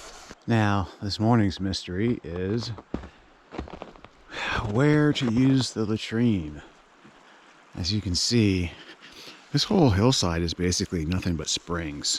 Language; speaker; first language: English; native; English